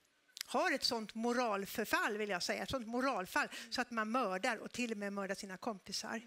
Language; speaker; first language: Swedish; native; Swedish